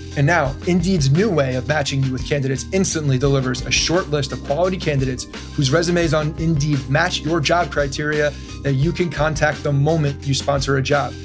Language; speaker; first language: English; native; English